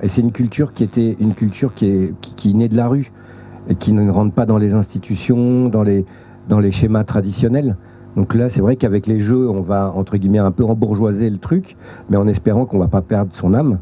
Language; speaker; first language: French; native; French